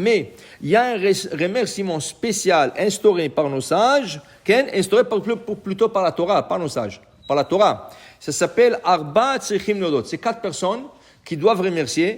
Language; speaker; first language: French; native; French